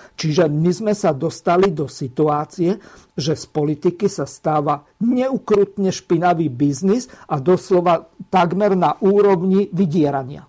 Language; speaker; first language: Slovak; native; Slovak